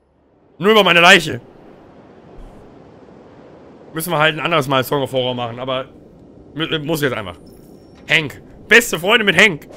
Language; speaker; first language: German; native; German